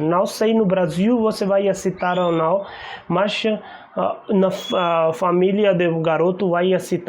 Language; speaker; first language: Portuguese; non-native, learner; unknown